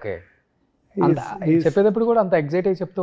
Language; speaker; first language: Telugu; native; Telugu